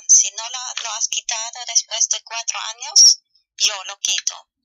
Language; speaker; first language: Spanish; non-native, fluent; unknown